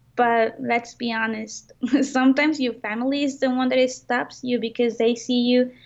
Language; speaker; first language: English; non-native, fluent; Spanish